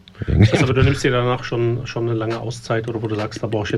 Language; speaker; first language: German; native; German